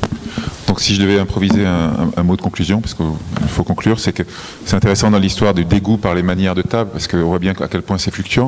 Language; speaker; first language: French; native; French